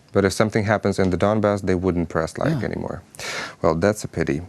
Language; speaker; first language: English; non-native, fluent; Ukrainian